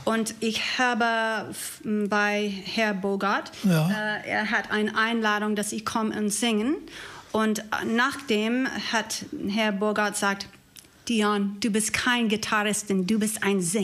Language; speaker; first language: German; non-native, learner; English